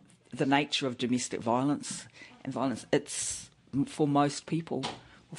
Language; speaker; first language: English; native; English